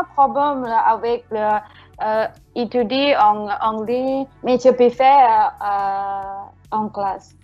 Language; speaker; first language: French; non-native, learner; Thai